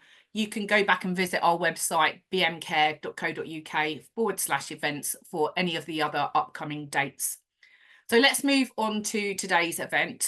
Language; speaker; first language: English; native; English